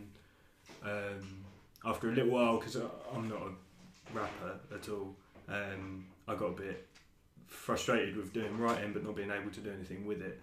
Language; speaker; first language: English; native; English